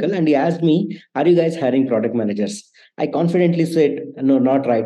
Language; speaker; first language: English; non-native, local second language; Kannada